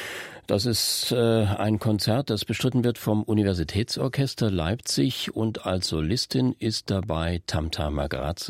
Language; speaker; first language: German; native; German